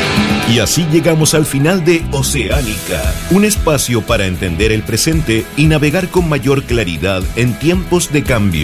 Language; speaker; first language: Spanish; native; Spanish